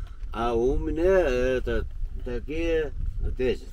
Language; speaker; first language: Russian; non-native, local second language; Kyrgyz